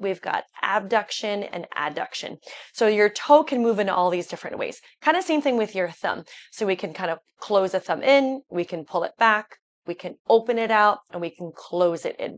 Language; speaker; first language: English; native; English